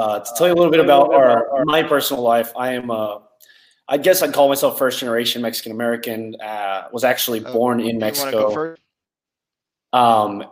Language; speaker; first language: English; native; English